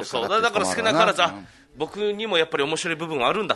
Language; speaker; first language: Japanese; native; Japanese